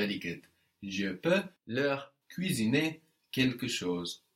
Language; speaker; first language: French; non-native, fluent; English